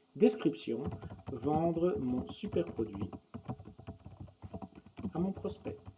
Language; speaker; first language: French; native; French